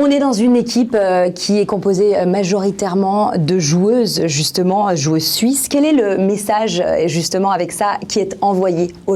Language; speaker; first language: French; native; French